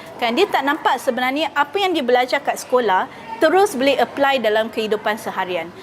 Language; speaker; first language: Malay; native; Malay